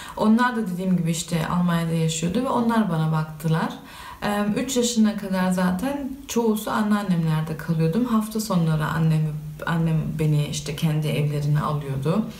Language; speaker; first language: Turkish; early bilingual, heritage; Turkish